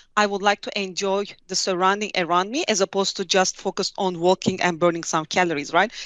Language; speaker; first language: English; non-native, fluent; Turkish